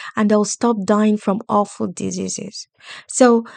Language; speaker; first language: English; non-native, local second language; Yoruba